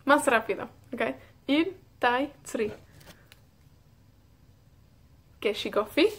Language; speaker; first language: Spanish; non-native, fluent; Welsh